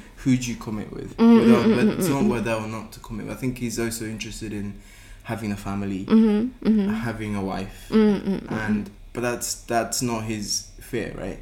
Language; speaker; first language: English; native; English